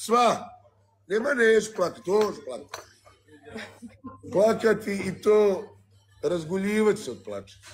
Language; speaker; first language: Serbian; early bilingual, heritage; Bosnian